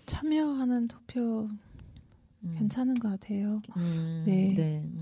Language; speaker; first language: Korean; non-native, learner; Chinese